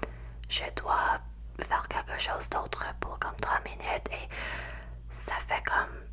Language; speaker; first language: French; non-native, learner; English